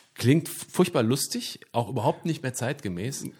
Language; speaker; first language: German; native; German